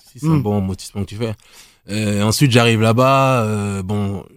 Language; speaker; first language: French; native; French